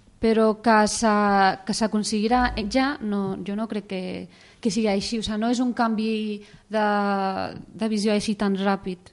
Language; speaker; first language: Catalan; early bilingual, other home language; Arabic